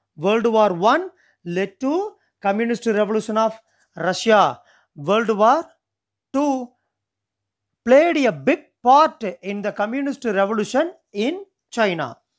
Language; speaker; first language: English; non-native, local second language; Tamil